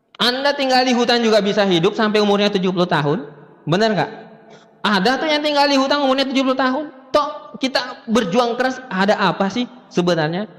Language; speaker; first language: Indonesian; native; Indonesian